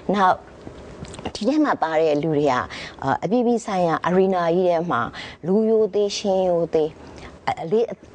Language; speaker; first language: Burmese; native; Burmese